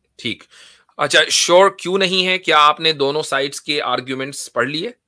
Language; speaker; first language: Hindi; native; Hindi